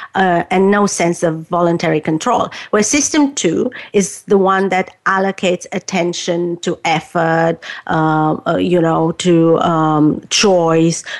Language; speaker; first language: English; non-native, fluent; Romanian